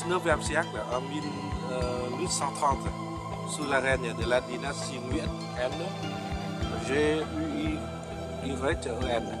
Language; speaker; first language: French; non-native, fluent; Vietnamese